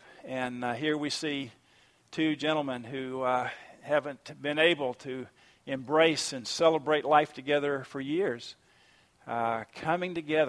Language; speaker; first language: English; native; English